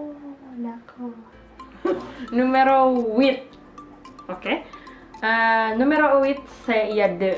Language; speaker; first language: French; non-native, learner; Indonesian